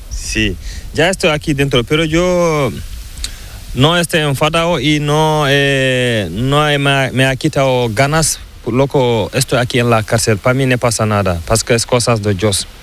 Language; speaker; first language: Spanish; non-native, learner; Fula